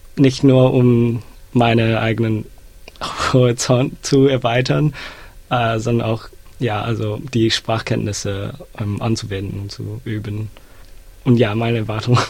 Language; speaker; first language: German; non-native, fluent; Chinese